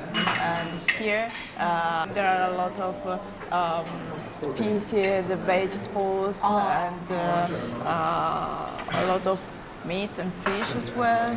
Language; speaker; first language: English; non-native, learner; Italian